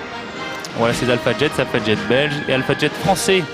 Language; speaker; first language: French; native; French